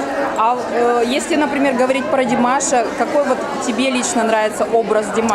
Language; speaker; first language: Russian; native; Russian